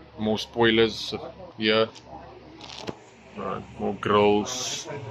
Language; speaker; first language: English; non-native, local second language; Afrikaans